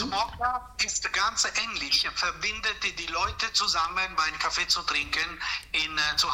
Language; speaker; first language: German; non-native, fluent; Italian